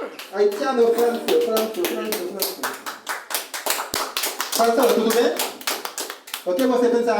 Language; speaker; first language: Portuguese; non-native, learner; Haitian Creole